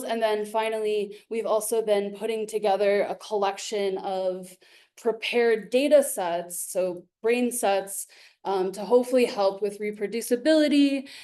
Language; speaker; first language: English; native; English